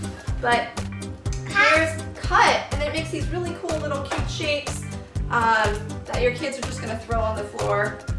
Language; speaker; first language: English; native; English